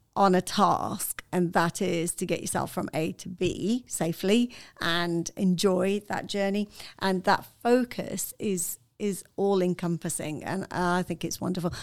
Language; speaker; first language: English; non-native, fluent; Arabic